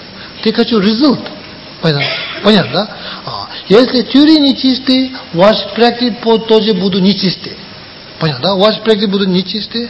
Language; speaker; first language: Russian; non-native, learner; Tibetan